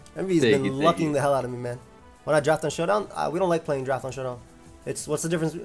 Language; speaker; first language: English; native; English